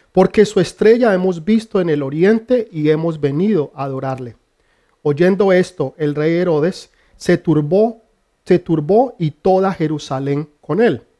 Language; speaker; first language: Spanish; early bilingual, heritage; Spanish